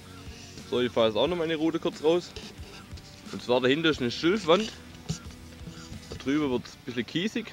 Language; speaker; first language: German; native; German